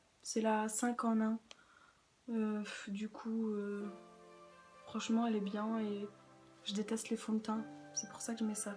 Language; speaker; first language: French; native; French